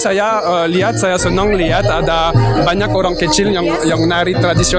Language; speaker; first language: Indonesian; non-native, fluent; French